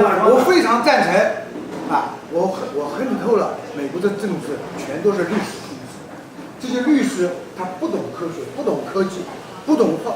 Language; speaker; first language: Chinese; native; Chinese